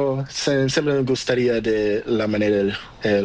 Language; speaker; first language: Spanish; non-native, learner; Portuguese